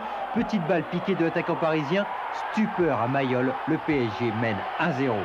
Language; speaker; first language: French; native; French